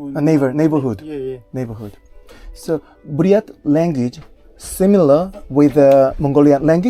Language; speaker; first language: English; non-native, learner; Korean